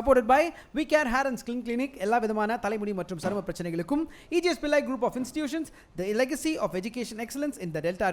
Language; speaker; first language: Tamil; native; Tamil